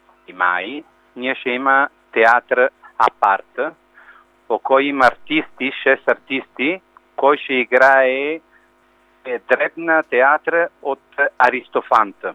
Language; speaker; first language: Bulgarian; non-native, learner; Italian